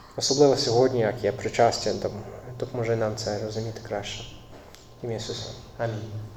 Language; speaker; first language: Ukrainian; non-native, fluent; English